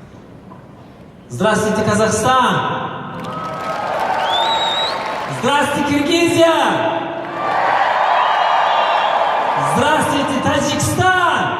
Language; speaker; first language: Russian; non-native, local second language; Tajik